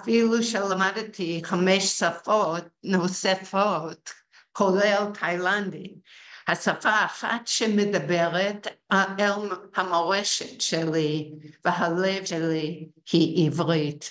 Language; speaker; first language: Hebrew; early bilingual, heritage; Hebrew